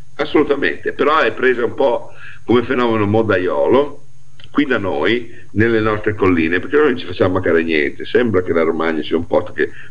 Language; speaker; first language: Italian; non-native, local second language; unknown